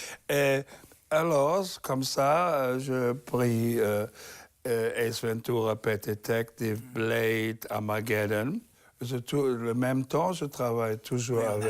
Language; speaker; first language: French; non-native, learner; German